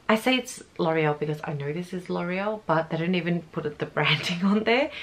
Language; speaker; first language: English; native; English